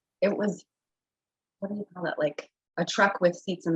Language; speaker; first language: English; native; English